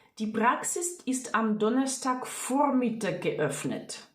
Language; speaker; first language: German; non-native, fluent; Ukrainian